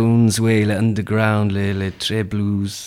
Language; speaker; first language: French; non-native, learner; English